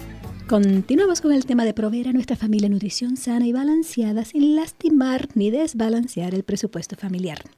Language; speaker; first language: Spanish; native; Spanish